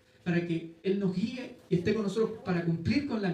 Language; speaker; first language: Spanish; native; Spanish